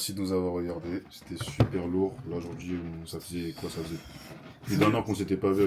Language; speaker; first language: French; native; French